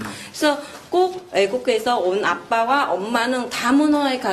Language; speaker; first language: Korean; non-native, fluent; Vietnamese